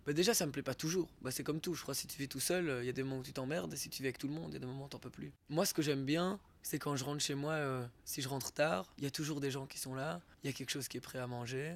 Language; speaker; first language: French; native; French